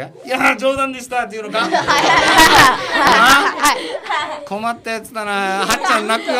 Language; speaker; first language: Japanese; native; Japanese